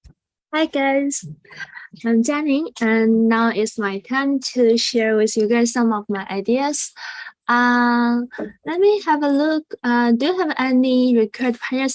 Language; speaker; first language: English; non-native, fluent; Chinese